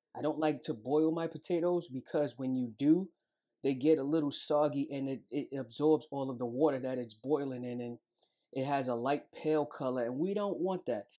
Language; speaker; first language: English; native; English